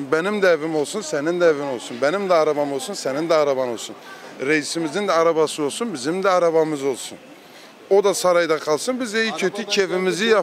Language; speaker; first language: Turkish; native; Turkish